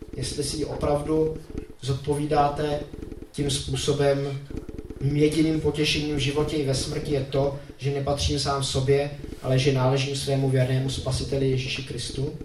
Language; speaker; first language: Czech; native; Czech